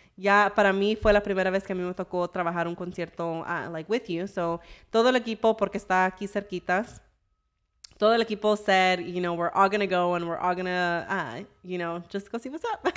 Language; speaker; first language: Spanish; early bilingual, heritage; English